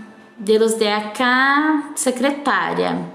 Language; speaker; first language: Spanish; non-native, fluent; Portuguese